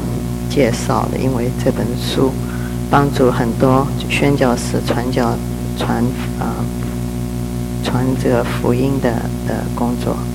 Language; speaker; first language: Chinese; early bilingual, heritage; Chinese